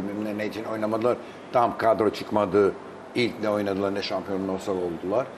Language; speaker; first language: Turkish; non-native, fluent; Albanian